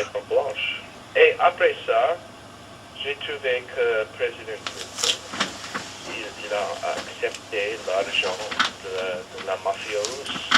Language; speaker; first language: French; non-native, fluent; English